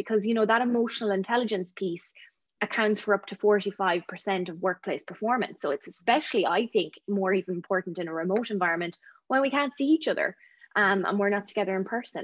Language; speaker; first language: English; native; English